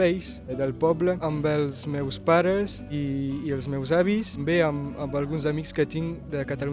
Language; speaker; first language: Catalan; non-native, local second language; French